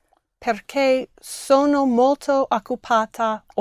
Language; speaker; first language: Italian; non-native, learner; English